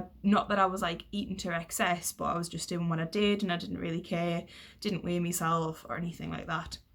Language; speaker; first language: English; native; English